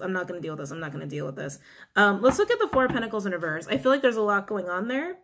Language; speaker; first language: English; native; English